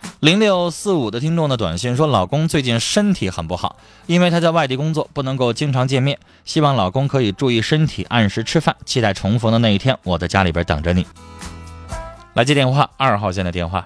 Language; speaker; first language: Chinese; native; Chinese